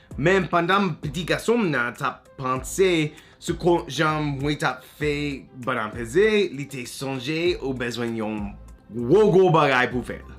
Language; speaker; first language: Haitian Creole; non-native, learner; English